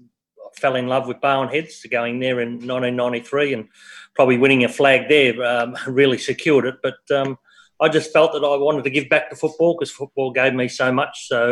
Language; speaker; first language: English; native; English